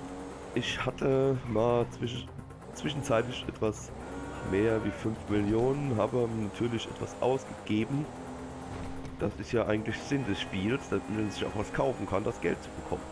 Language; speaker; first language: German; native; German